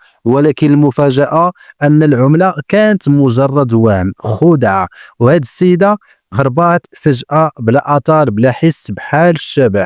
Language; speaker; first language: Arabic; native; Arabic